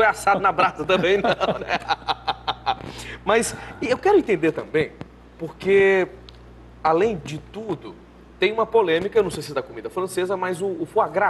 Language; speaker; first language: Portuguese; native; Portuguese